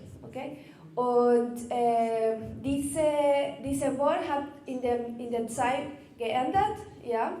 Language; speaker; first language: German; non-native, learner; Spanish